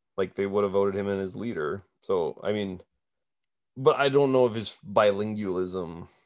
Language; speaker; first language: English; native; English